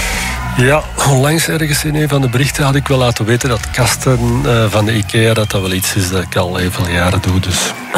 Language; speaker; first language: Dutch; native; Dutch